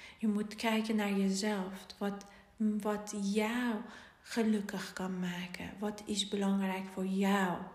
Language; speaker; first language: Dutch; non-native, fluent; Persian